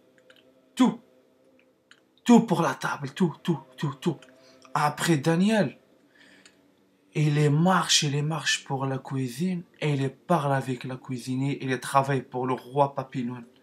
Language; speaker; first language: French; non-native, learner; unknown